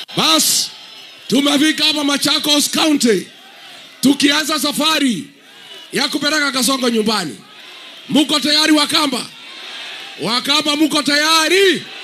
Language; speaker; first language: Swahili; non-native, local second language; Kikuyu